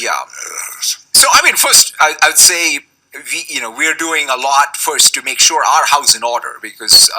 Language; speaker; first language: English; non-native, local second language; Telugu